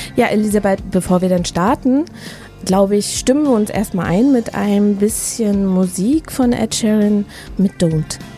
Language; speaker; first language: German; native; German